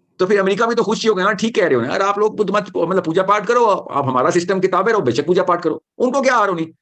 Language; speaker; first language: Urdu; native; Urdu